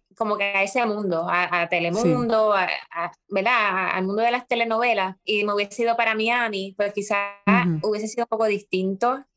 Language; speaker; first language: Spanish; native; Spanish